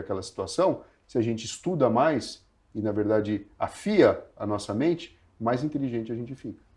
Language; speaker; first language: Portuguese; native; Portuguese